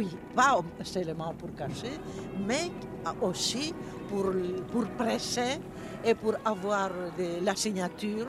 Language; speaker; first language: French; non-native, fluent; Greek